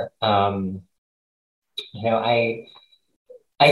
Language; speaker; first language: English; native; English